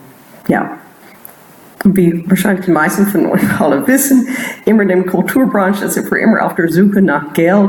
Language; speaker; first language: German; non-native, fluent; English